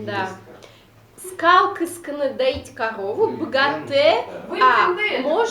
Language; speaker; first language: Russian; non-native, local second language; Udmurt